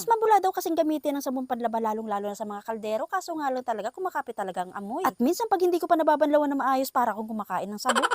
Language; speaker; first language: Filipino; non-native, local second language; Bikol